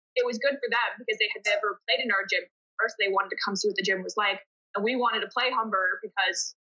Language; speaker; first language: English; native; English